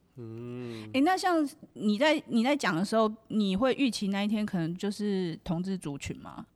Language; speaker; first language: Chinese; native; Chinese